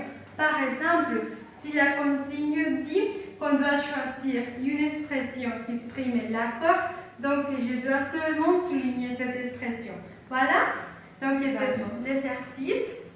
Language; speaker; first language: French; non-native, fluent; Spanish